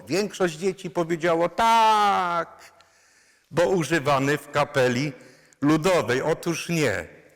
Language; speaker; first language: Polish; non-native, local second language; Kashubian